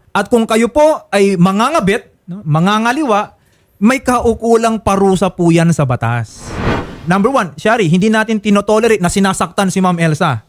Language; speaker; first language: Filipino; native; Filipino